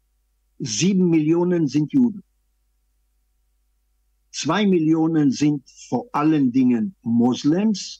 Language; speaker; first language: German; non-native, fluent; Hebrew